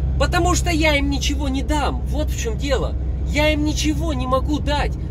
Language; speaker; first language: Russian; native; Russian